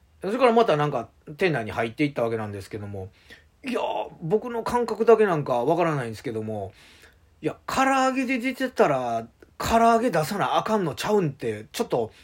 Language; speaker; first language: Japanese; native; Japanese